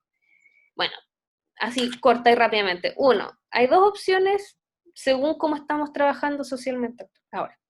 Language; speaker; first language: Spanish; native; Spanish